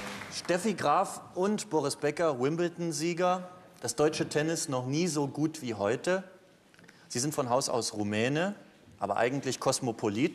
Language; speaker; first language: German; native; German